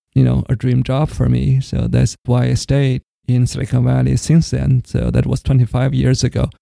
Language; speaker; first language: English; non-native, fluent; Chinese